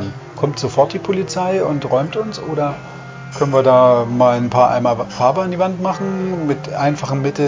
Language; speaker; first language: German; native; German